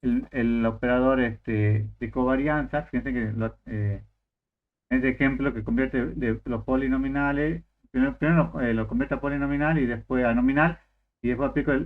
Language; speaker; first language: Spanish; native; Spanish